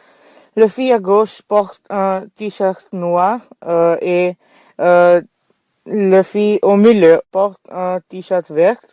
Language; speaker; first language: French; non-native, learner; English